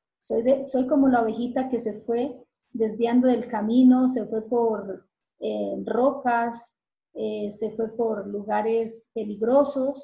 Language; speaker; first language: Spanish; native; Spanish